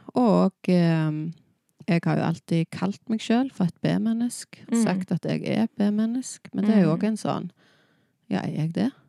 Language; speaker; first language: Norwegian; native; Norwegian